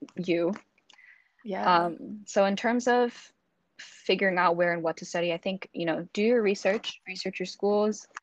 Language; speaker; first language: English; native; English